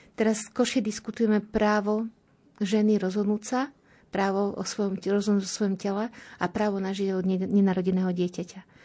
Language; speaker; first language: Slovak; native; Slovak